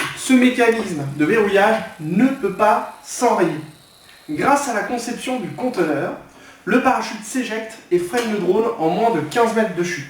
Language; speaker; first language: French; native; French